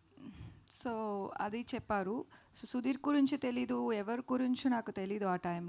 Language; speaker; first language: Telugu; non-native, local second language; Tamil